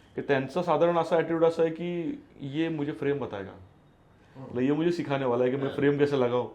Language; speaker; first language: Hindi; non-native, local second language; Marathi